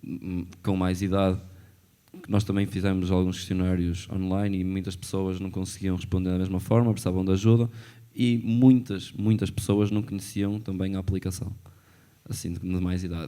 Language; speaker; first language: Portuguese; native; Portuguese